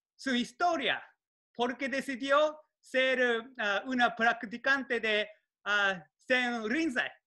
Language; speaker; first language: Spanish; non-native, learner; Japanese